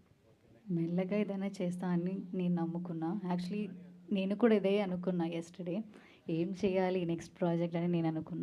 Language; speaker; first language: Telugu; non-native, learner; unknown